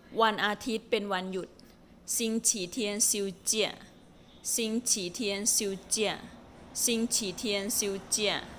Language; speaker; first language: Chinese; non-native, fluent; Thai